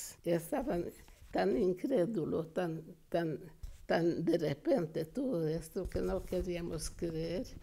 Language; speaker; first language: Spanish; non-native, fluent; Hungarian